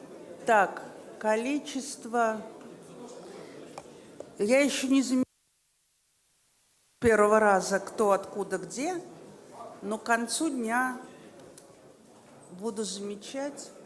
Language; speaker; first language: Russian; native; Russian